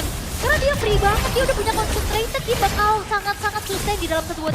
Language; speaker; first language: Indonesian; native; Indonesian